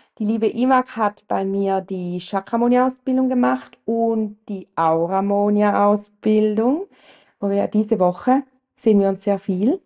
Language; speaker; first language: German; native; German